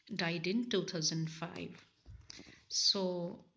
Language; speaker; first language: English; non-native, local second language; Punjabi